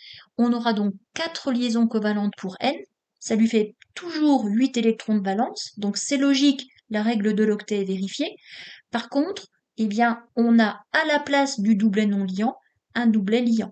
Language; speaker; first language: French; native; French